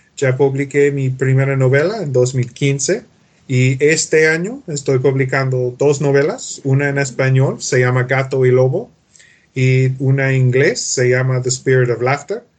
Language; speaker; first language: Spanish; non-native, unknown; English